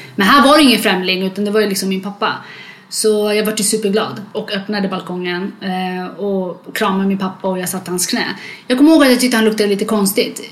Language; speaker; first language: Swedish; native; Swedish